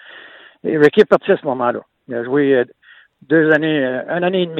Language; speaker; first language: French; native; French